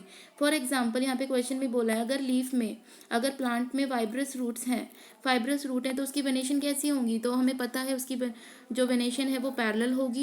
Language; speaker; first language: Hindi; native; Hindi